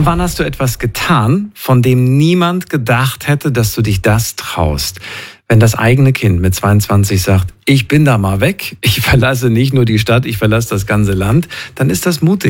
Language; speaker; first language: German; native; German